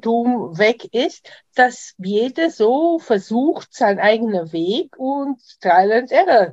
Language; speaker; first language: German; non-native, fluent; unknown